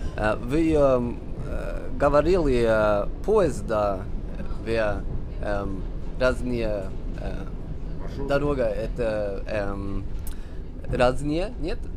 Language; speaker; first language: Russian; non-native, learner; Swedish